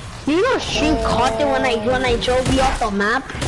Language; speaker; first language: English; early bilingual, other home language; Spanish